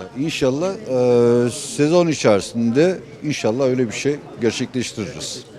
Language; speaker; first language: Turkish; native; Turkish